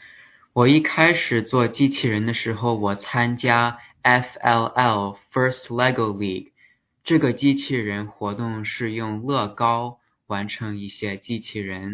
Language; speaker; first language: Chinese; early bilingual, heritage; Chinese